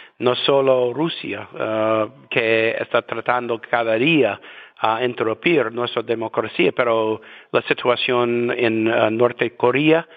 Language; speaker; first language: Spanish; non-native, fluent; English